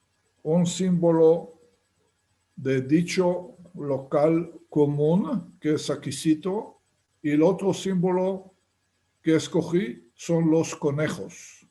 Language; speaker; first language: Spanish; non-native, fluent; Hebrew